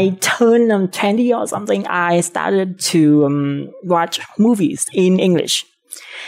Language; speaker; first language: English; non-native, fluent; Vietnamese